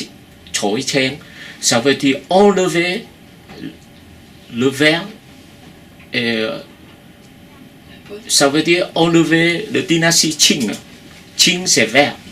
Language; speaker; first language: French; non-native, fluent; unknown